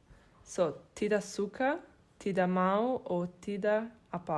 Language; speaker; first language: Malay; non-native, learner; Italian